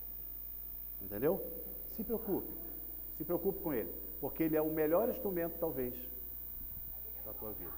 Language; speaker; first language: Portuguese; native; Portuguese